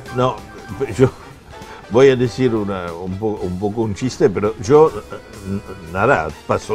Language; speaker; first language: Spanish; non-native, fluent; French